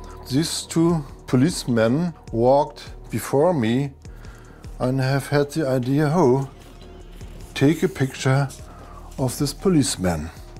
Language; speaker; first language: English; non-native, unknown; German